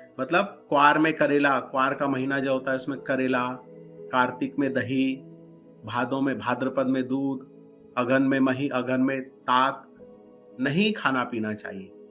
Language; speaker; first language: Hindi; non-native, local second language; Marathi